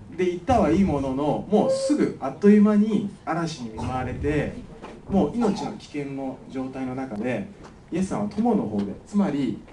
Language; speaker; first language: Japanese; native; Japanese